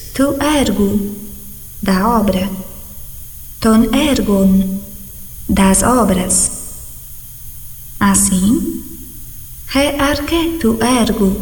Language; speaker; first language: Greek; non-native, fluent; Portuguese